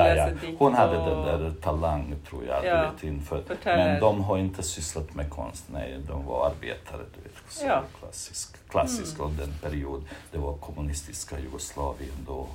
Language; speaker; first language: Swedish; non-native, fluent; Bosnian